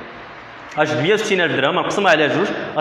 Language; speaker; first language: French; non-native, local second language; Arabic